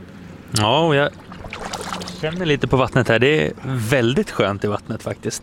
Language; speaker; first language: Swedish; native; Swedish